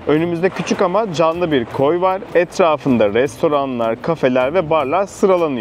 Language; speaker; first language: Turkish; native; Turkish